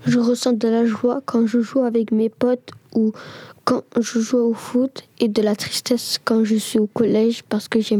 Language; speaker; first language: French; early bilingual, other home language; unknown